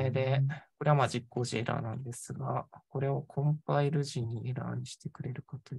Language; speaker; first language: Japanese; native; Japanese